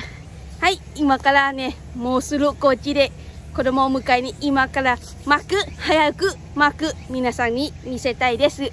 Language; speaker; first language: Japanese; non-native, learner; Lao